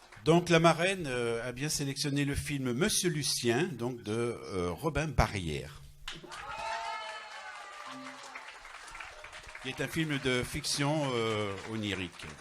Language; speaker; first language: French; native; French